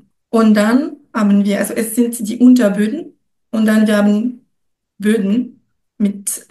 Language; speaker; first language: German; non-native, fluent; French